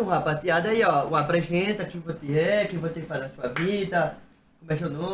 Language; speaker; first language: Portuguese; native; Portuguese